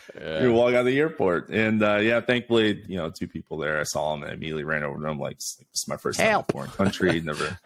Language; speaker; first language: English; native; English